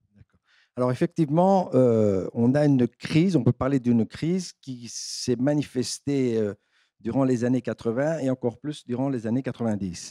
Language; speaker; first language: French; non-native, fluent; Greek